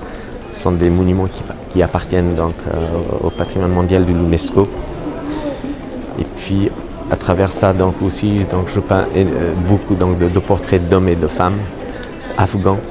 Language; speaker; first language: French; non-native, fluent; Persian